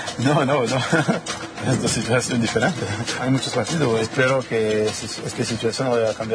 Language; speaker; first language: Spanish; non-native, learner; French